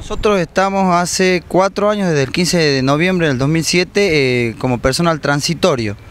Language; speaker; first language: Spanish; native; Spanish